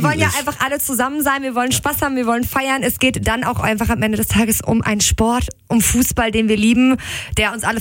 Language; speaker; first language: German; native; German